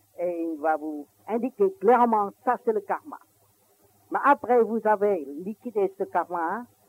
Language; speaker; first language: French; non-native, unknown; Vietnamese